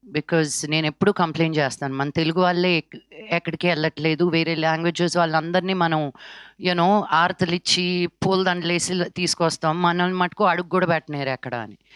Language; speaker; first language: Telugu; native; Telugu